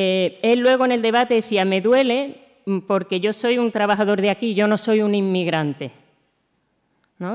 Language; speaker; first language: Spanish; native; Spanish